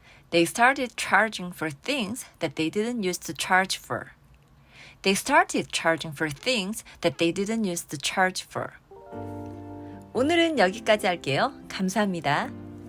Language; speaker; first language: English; non-native, fluent; Korean